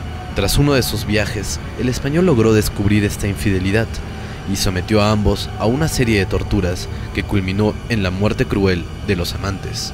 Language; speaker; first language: Spanish; native; Spanish